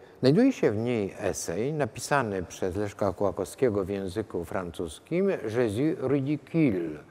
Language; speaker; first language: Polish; native; Polish